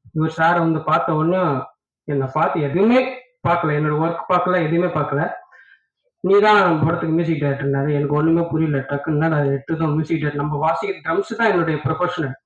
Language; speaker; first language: Tamil; native; Tamil